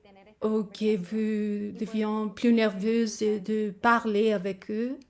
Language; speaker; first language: French; non-native, fluent; Spanish